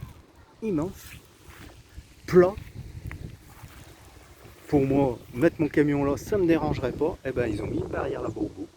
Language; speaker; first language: French; native; French